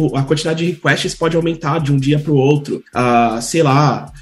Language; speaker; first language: Portuguese; native; Portuguese